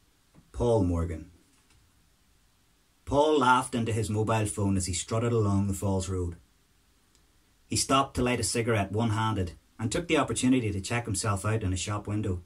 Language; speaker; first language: English; native; English